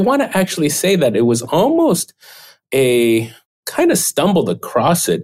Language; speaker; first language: English; early bilingual, other home language; Chinese